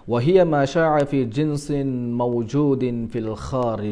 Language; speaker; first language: Arabic; non-native, fluent; Malay